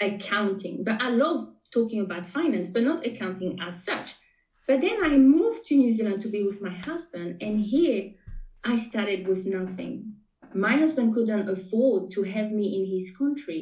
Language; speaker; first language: English; non-native, fluent; French